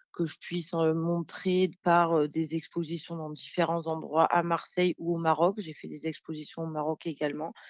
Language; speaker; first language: French; native; French